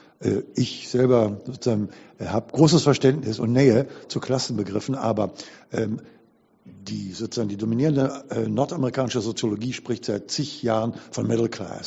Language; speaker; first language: German; native; German